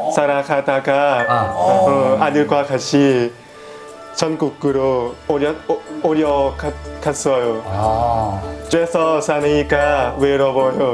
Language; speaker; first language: Korean; non-native, learner; Thai